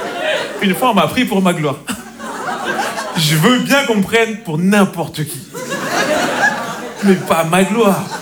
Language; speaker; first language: French; native; French